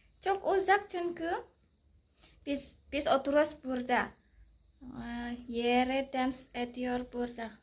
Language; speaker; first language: Turkish; non-native, learner; Indonesian